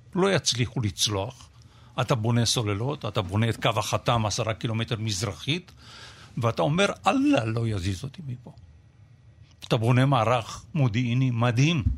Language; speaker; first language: Hebrew; non-native, fluent; Romanian